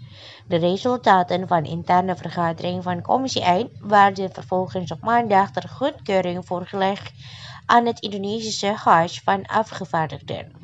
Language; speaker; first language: Dutch; non-native, fluent; Indonesian